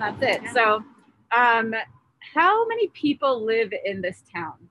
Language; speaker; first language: English; native; English